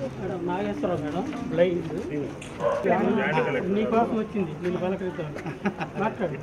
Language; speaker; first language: Telugu; native; Telugu